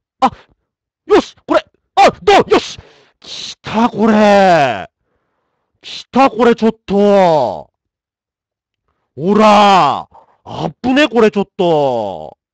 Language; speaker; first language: Japanese; native; Japanese